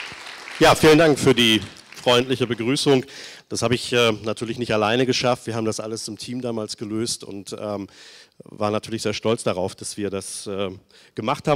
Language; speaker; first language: German; native; German